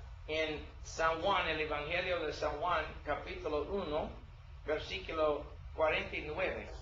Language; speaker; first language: Spanish; non-native, learner; English